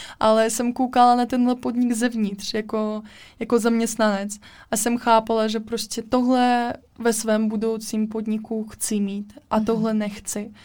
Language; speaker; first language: Czech; non-native, fluent; Russian